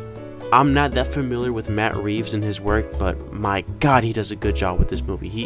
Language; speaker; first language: English; native; English